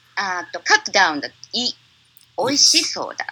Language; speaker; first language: English; non-native, learner; Japanese